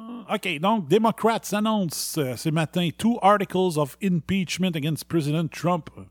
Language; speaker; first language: English; non-native, fluent; French